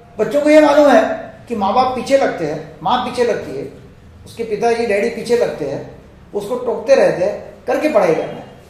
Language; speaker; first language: Hindi; non-native, local second language; Marathi